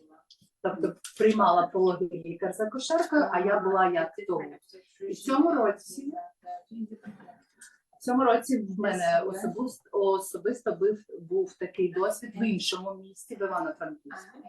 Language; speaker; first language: Ukrainian; non-native, local second language; Russian